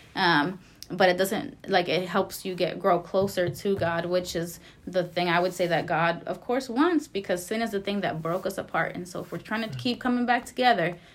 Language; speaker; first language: English; native; English